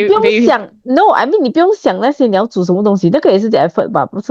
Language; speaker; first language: Chinese; native; Chinese